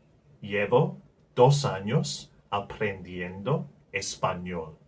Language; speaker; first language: Spanish; non-native, learner; English